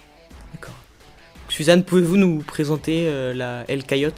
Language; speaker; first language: French; native; French